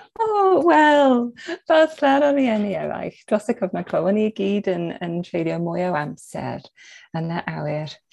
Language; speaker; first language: Welsh; non-native, fluent; English